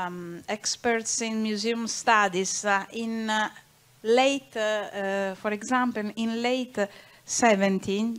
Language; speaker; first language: English; non-native, learner; Italian